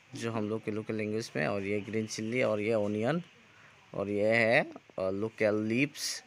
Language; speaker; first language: Hindi; non-native, local second language; Kok Borok